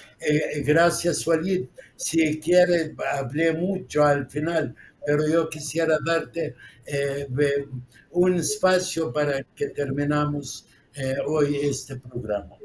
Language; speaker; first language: Spanish; non-native, fluent; Arabic